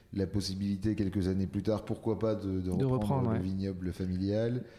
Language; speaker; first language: French; native; French